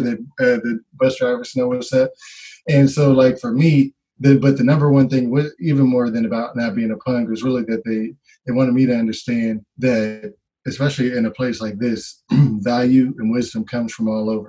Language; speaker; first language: English; native; English